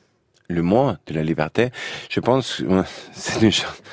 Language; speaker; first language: French; non-native, fluent; Spanish